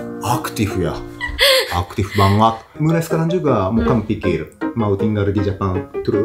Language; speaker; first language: Indonesian; non-native, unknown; Japanese